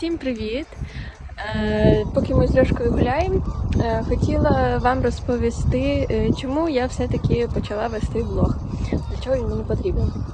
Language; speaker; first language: Ukrainian; non-native, local second language; Russian